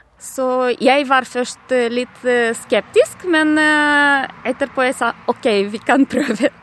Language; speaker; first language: Norwegian; non-native, fluent; Romanian